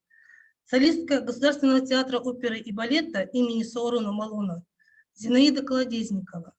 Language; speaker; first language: Russian; native; Russian